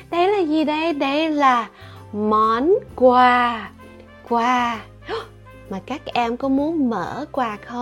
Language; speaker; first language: Vietnamese; early bilingual, heritage; Vietnamese